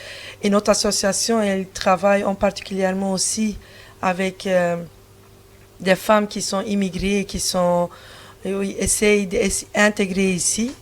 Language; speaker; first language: French; non-native, fluent; Turkish